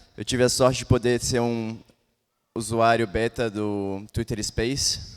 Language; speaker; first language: Portuguese; native; Portuguese